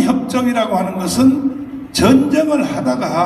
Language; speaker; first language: Korean; native; Korean